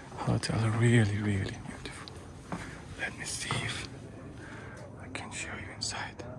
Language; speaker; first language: English; non-native, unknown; Persian